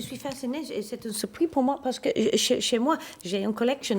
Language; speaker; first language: French; non-native, learner; English